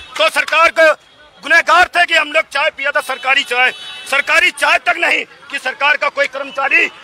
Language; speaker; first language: Hindi; native; Hindi